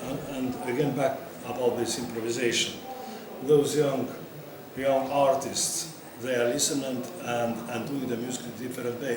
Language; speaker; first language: English; non-native, fluent; Estonian